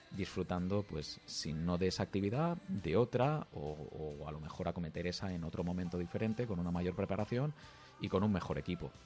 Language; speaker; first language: Spanish; native; Spanish